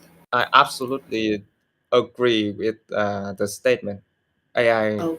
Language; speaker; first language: English; non-native, learner; Vietnamese